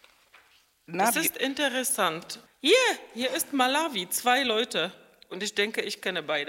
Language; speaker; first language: German; non-native, fluent; Czech